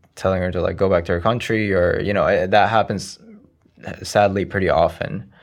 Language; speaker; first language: English; early bilingual, other home language; Arabic